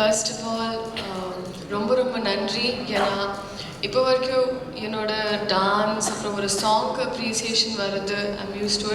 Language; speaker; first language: Tamil; non-native, fluent; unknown